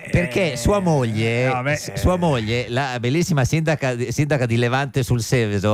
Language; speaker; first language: Italian; native; Italian